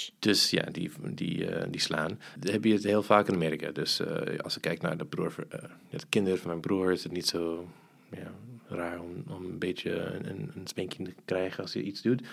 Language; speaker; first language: Dutch; non-native, fluent; English